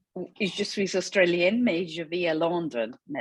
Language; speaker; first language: French; non-native, fluent; English